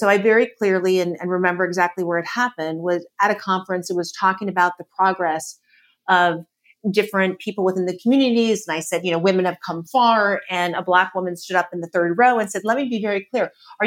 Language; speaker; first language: English; native; English